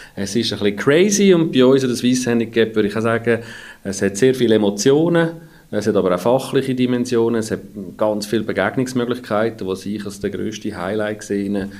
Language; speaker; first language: German; native; German